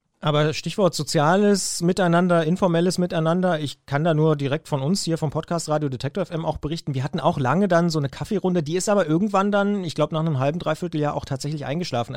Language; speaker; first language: German; native; German